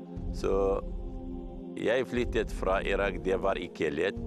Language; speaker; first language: Norwegian; non-native, learner; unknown